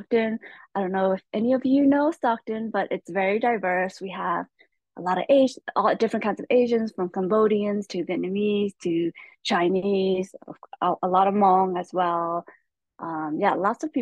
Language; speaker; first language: English; early bilingual, other home language; Hmong